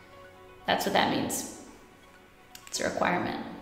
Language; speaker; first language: English; native; English